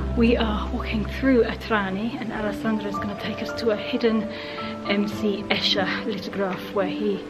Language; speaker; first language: English; native; English